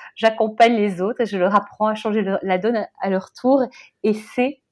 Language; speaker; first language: French; native; French